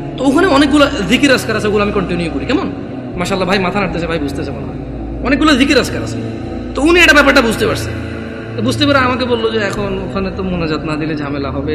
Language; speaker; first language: Bangla; early bilingual, heritage; Bangla